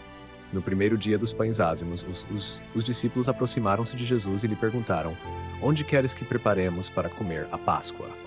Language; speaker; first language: Portuguese; native; Portuguese